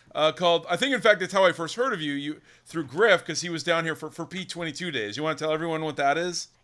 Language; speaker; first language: English; native; English